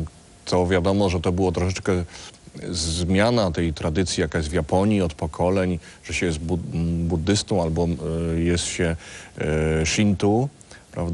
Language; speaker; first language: Polish; native; Polish